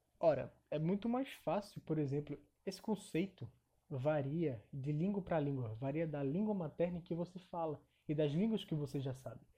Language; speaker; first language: Portuguese; native; Portuguese